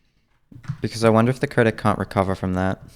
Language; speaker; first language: English; native; English